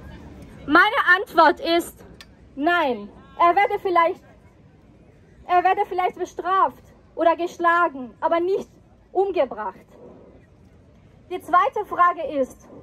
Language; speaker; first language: German; non-native, fluent; Persian